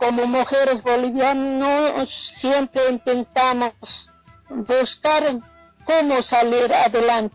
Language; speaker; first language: Spanish; non-native, local second language; Quechua